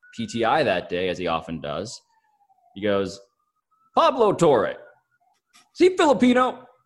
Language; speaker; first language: English; early bilingual, other home language; Filipino